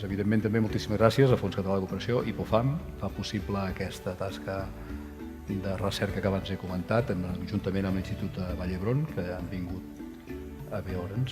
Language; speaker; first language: Catalan; native; Catalan